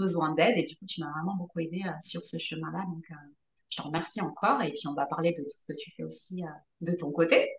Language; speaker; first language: French; native; French